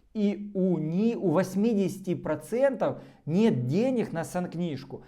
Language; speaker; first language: Russian; non-native, local second language; Ukrainian